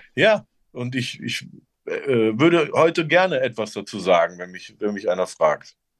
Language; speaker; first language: German; early bilingual, other home language; Turkish